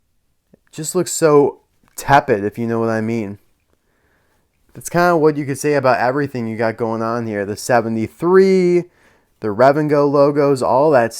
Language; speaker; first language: English; native; English